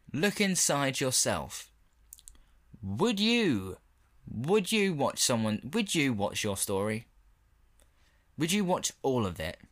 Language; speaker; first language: English; native; English